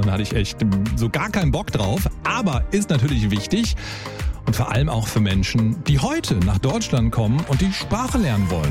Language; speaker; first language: German; native; German